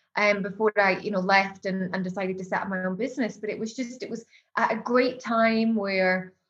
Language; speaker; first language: English; native; English